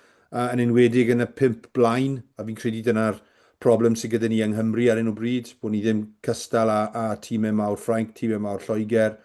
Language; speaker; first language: Welsh; native; Welsh